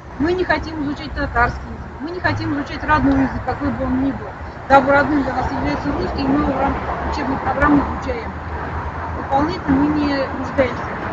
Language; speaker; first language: Russian; native; Russian